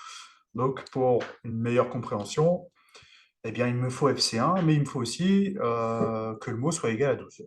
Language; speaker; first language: French; native; French